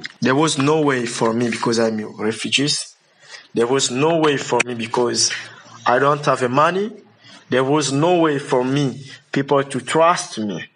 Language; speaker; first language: English; non-native, learner; Lingala